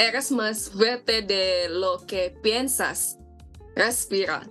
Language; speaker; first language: Spanish; non-native, learner; Indonesian